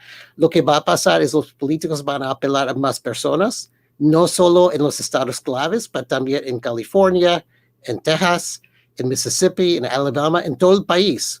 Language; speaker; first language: Spanish; early bilingual, heritage; Spanish